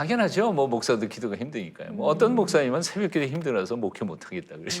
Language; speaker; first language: Korean; native; Korean